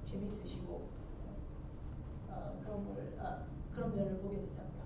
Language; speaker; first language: Korean; native; Korean